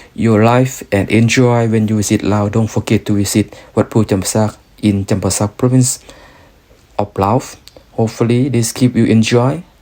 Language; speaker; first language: English; non-native, learner; Lao